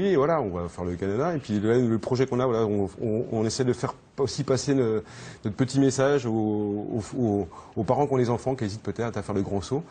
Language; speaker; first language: French; native; French